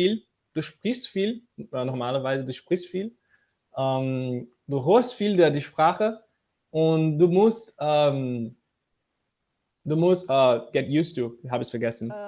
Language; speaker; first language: German; non-native, learner; Portuguese